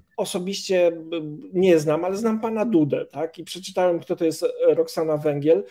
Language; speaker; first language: Polish; native; Polish